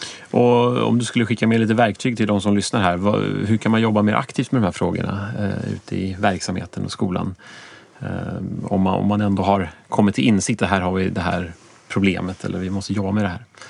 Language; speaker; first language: Swedish; native; Swedish